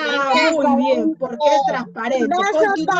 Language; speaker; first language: Spanish; native; Spanish